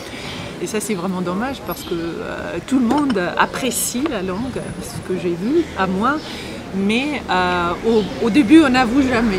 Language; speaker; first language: French; non-native, fluent; German